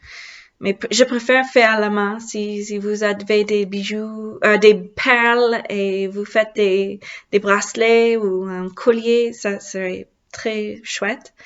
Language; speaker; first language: French; non-native, learner; English